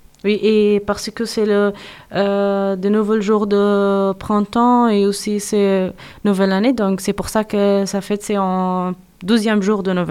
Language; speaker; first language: French; non-native, learner; Persian